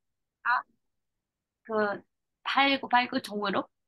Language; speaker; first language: Korean; non-native, learner; Chinese